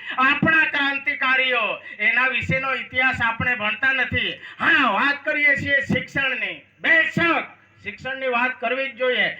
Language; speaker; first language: Gujarati; non-native, local second language; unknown